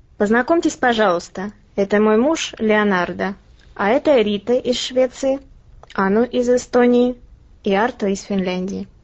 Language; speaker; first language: Russian; native; Russian